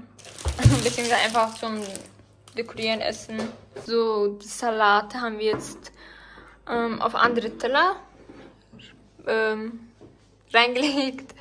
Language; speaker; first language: German; early bilingual, other home language; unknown